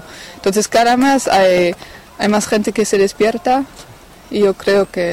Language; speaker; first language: Spanish; non-native, fluent; French